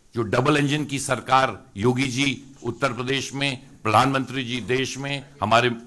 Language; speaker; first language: Hindi; native; Hindi